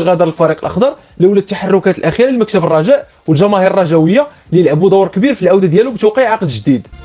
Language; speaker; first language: Arabic; native; Arabic